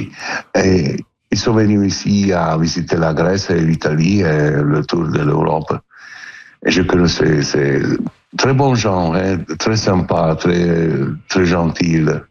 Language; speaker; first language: French; non-native, learner; Italian